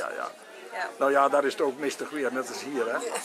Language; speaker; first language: Dutch; native; Dutch